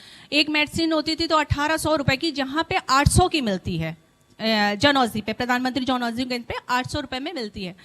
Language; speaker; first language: Hindi; native; Hindi